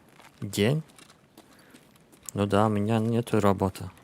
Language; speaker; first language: Russian; non-native, learner; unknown